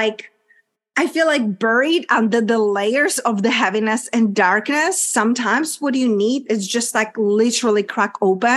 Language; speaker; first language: English; non-native, fluent; Czech